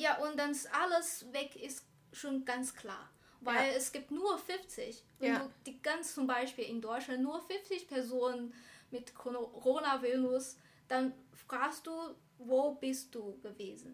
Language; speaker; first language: German; non-native, learner; Chinese